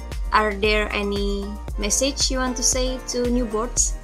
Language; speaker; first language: English; non-native, fluent; Indonesian